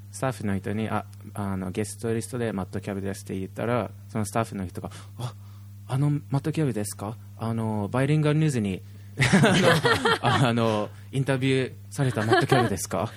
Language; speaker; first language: Japanese; non-native, fluent; English